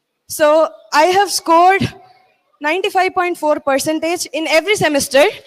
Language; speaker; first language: English; non-native, local second language; Telugu